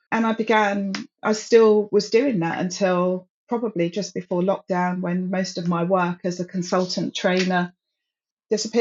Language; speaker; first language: English; native; English